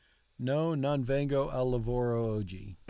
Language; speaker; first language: Italian; non-native, learner; English